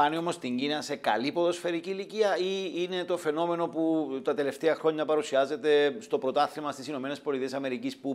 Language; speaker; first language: Greek; native; Greek